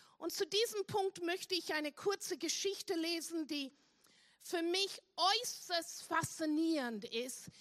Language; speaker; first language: German; non-native, fluent; English